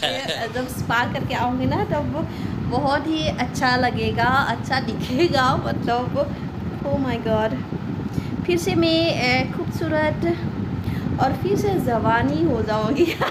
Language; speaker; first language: Hindi; non-native, local second language; Assamese